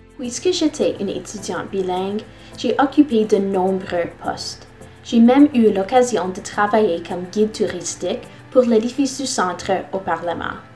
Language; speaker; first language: French; non-native, local second language; English